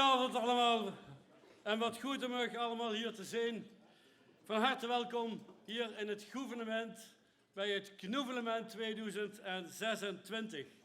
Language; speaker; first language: Dutch; native; Dutch